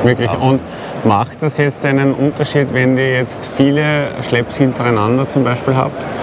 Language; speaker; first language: German; native; German